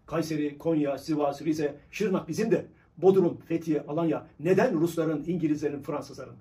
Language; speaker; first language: Turkish; native; Turkish